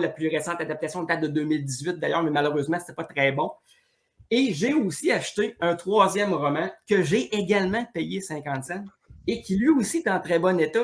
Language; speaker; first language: French; native; French